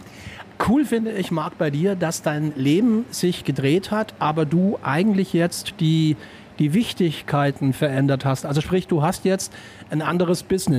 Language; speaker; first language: German; native; German